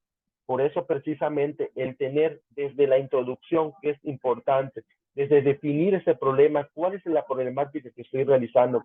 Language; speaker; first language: Spanish; native; Spanish